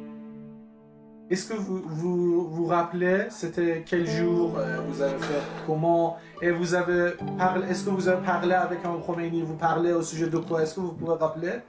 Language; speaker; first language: French; non-native, learner; Persian